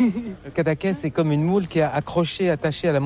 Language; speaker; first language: French; native; French